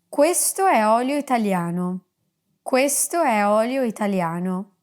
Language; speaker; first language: Italian; non-native, fluent; English